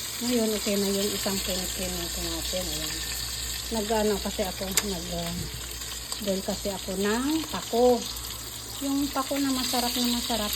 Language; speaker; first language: Filipino; non-native, local second language; Iloko